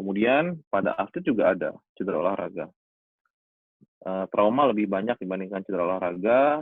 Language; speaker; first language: Indonesian; native; Indonesian